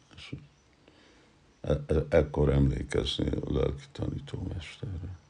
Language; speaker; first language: Hungarian; non-native, learner; English